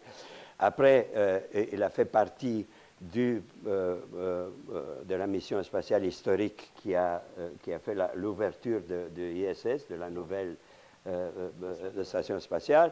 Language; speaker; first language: French; non-native, fluent; Romanian